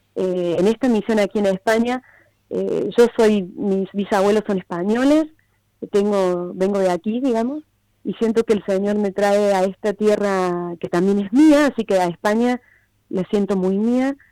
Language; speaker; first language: Spanish; native; Spanish